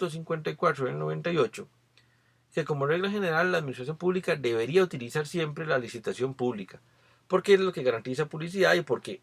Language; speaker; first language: Spanish; native; Spanish